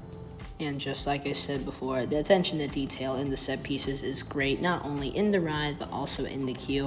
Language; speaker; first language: English; native; English